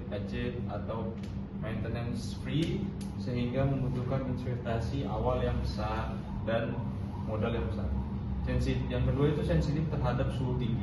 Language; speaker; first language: Indonesian; native; Indonesian